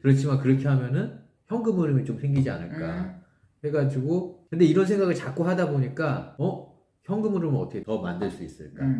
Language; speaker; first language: Korean; native; Korean